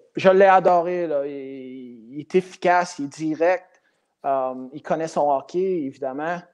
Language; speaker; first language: French; non-native, local second language; English